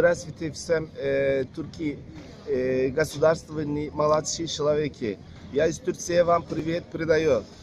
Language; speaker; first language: Russian; non-native, learner; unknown